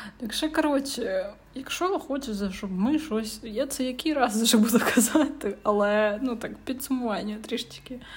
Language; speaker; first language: Ukrainian; native; Ukrainian